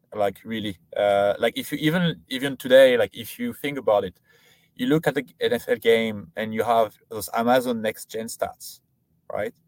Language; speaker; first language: English; non-native, fluent; French